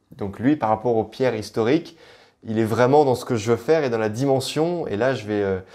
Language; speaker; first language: French; native; French